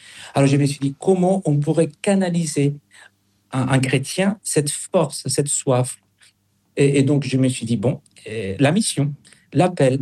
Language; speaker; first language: French; non-native, fluent; Spanish